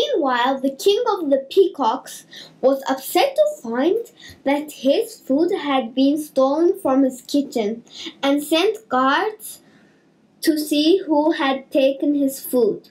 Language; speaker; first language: English; native; English